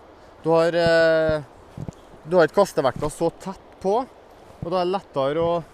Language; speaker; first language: Norwegian; native; Norwegian